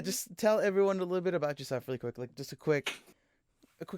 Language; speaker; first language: English; native; English